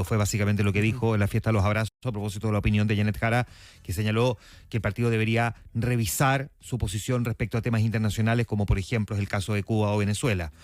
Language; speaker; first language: Spanish; native; Spanish